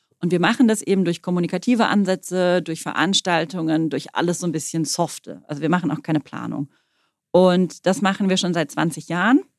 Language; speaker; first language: German; native; German